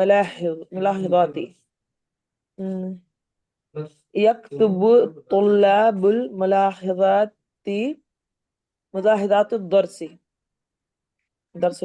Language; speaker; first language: Arabic; non-native, learner; Urdu